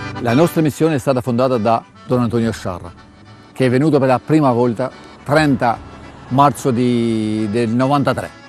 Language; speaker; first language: Italian; non-native, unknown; Albanian